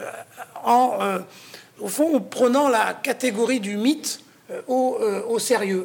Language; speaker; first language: French; native; French